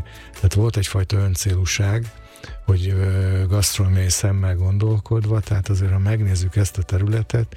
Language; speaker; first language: Hungarian; native; Hungarian